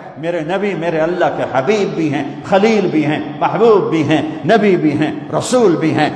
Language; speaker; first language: Urdu; non-native, local second language; Punjabi